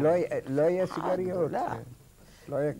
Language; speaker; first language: Hebrew; non-native, fluent; Arabic